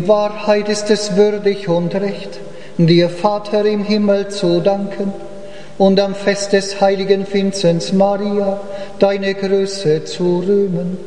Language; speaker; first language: German; native; German